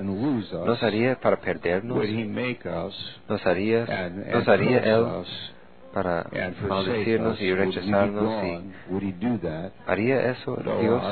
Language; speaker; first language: Spanish; non-native, learner; English